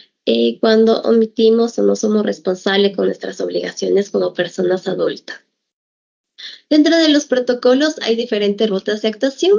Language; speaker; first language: Spanish; native; Spanish